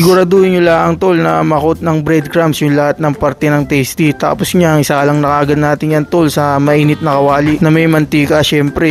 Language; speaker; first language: Filipino; native; Filipino